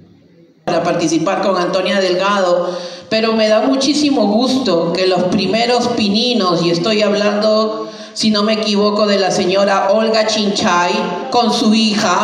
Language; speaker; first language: Spanish; native; Spanish